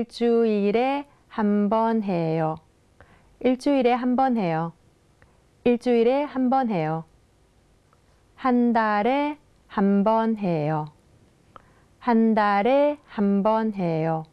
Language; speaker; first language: Korean; non-native, fluent; Thai